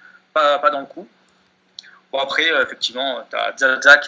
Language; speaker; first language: French; native; French